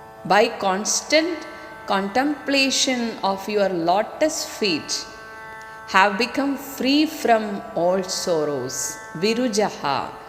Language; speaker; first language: English; non-native, local second language; Malayalam